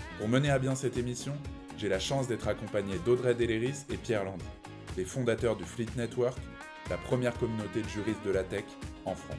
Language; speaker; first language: French; native; French